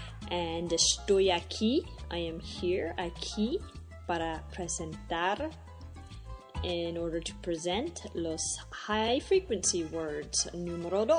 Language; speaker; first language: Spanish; non-native, fluent; English